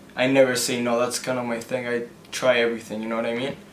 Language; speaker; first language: English; early bilingual, other home language; Spanish